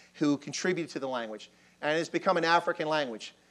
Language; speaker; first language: English; native; English